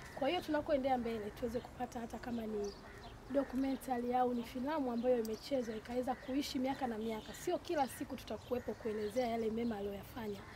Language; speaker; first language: Swahili; native; Swahili